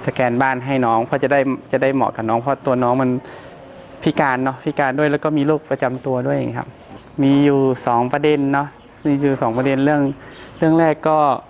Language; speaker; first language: Thai; native; Thai